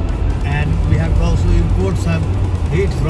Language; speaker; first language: English; non-native, local second language; Hindi